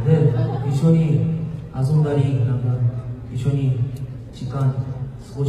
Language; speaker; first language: Japanese; non-native, fluent; Korean